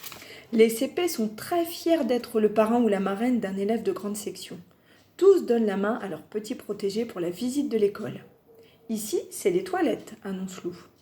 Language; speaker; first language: French; native; French